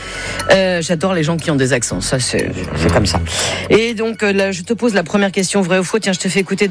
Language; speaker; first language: French; native; French